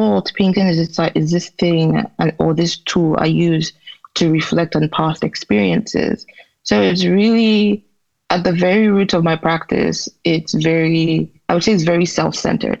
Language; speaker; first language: English; non-native, local second language; Igbo